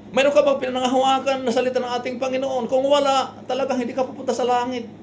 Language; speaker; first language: Filipino; non-native, local second language; Waray